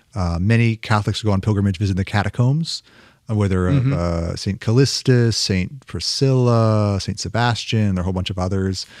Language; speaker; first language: English; native; English